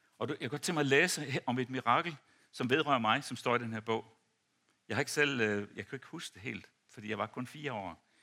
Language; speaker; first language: Danish; native; Danish